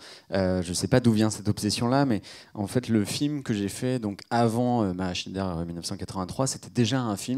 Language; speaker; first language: French; native; French